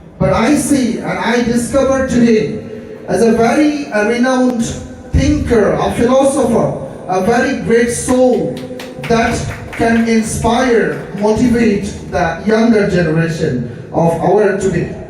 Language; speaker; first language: English; non-native, local second language; Bangla